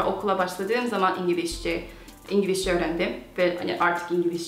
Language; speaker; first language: Turkish; non-native, fluent; Korean